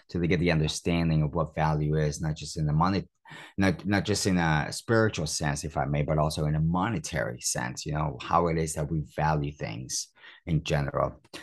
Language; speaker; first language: English; early bilingual, other home language; Spanish